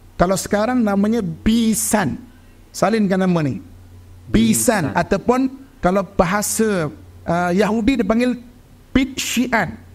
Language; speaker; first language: Malay; native; Malay